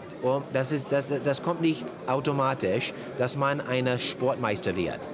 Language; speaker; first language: German; non-native, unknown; English